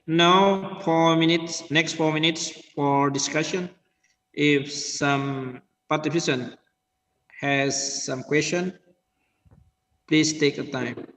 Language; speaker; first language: English; non-native, learner; Indonesian